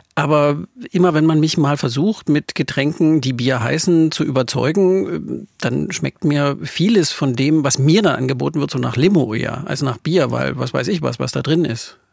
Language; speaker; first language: German; native; German